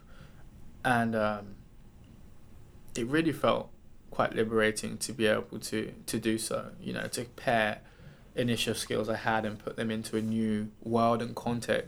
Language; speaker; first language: English; native; English